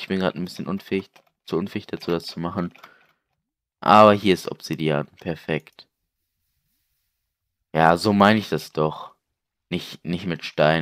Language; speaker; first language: German; native; German